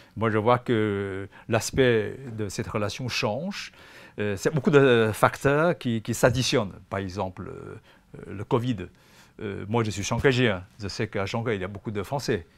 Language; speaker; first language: French; non-native, fluent; Chinese